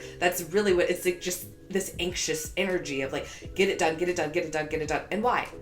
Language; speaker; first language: English; native; English